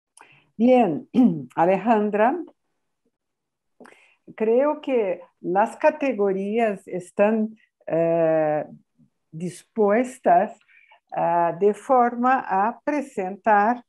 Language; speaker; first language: Spanish; non-native, fluent; Portuguese